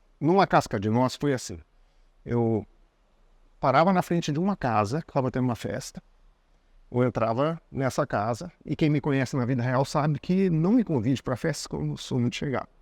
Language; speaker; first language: Portuguese; non-native, fluent; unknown